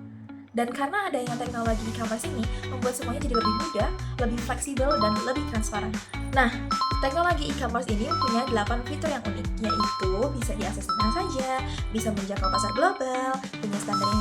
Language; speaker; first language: Indonesian; native; Indonesian